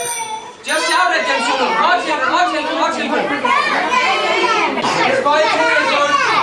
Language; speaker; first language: English; non-native, learner; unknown